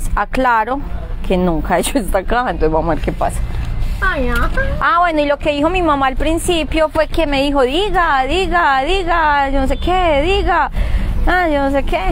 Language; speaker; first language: Spanish; native; Spanish